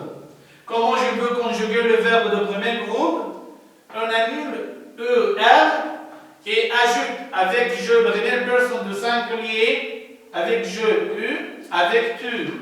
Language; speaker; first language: French; non-native, learner; Arabic